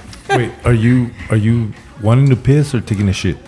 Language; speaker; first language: English; early bilingual, other home language; Spanish